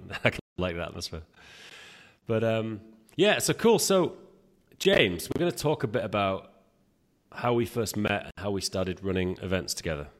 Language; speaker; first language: English; native; English